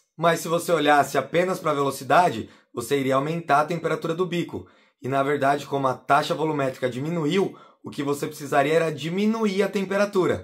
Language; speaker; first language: Portuguese; native; Portuguese